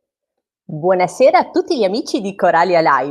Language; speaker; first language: Italian; native; Italian